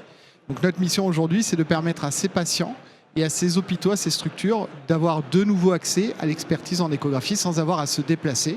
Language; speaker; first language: French; native; French